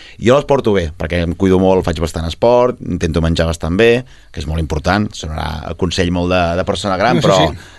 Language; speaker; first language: Catalan; native; Catalan